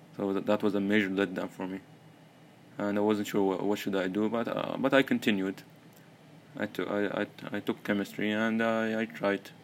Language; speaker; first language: English; early bilingual, other home language; Arabic